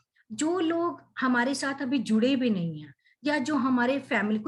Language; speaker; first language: Hindi; native; Hindi